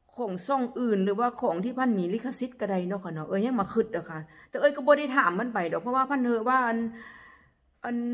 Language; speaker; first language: Northeastern Thai; non-native, local second language; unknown